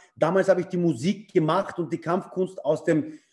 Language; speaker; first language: German; early bilingual, other home language; Bulgarian